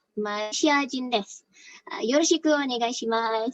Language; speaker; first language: Japanese; non-native, learner; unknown